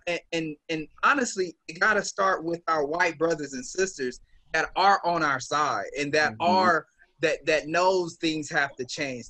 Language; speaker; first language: English; native; English